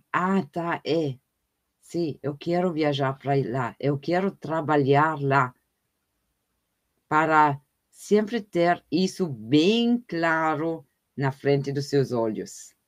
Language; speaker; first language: Portuguese; non-native, fluent; German